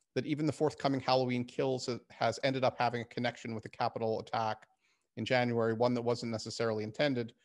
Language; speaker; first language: English; native; English